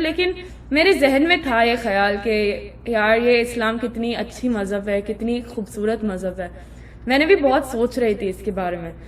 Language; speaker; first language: Urdu; non-native, fluent; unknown